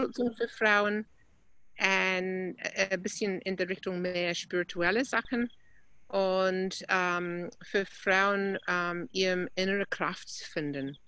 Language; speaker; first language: German; non-native, fluent; English